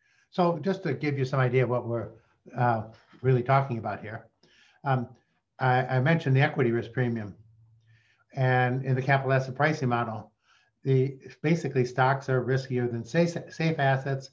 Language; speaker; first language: English; native; English